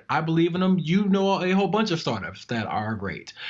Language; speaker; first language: English; native; English